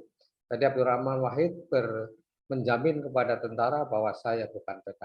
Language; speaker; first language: Indonesian; native; Indonesian